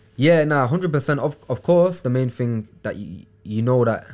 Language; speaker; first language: English; native; English